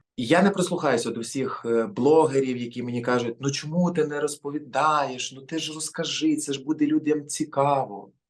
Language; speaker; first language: Ukrainian; native; Ukrainian